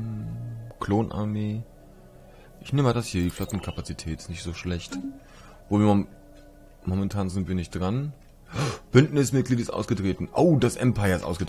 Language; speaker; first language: German; native; German